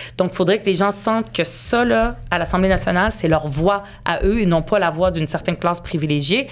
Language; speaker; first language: French; early bilingual, other home language; Arabic